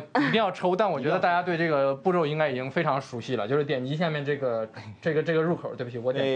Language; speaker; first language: Chinese; native; Chinese